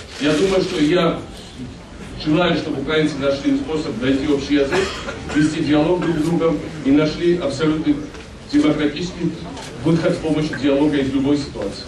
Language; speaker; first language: Russian; non-native, local second language; Georgian